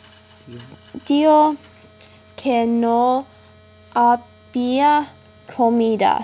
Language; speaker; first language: Spanish; non-native, learner; English